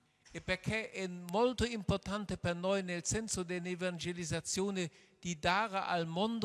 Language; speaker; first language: Italian; non-native, learner; German